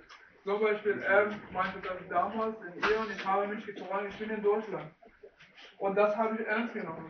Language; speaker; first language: German; non-native, learner; Persian